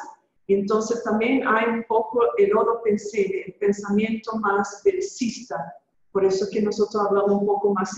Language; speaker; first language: Spanish; early bilingual, heritage; Spanish